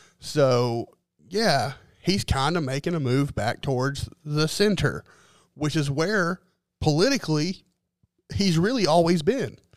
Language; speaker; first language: English; native; English